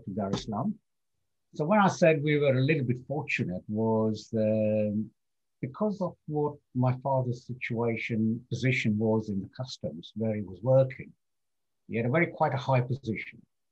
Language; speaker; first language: English; non-native, local second language; Gujarati